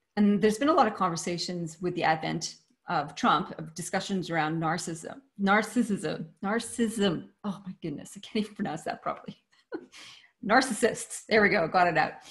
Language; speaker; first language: English; native; English